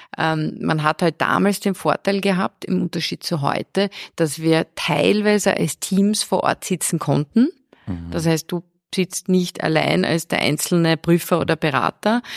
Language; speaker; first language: German; early bilingual, heritage; German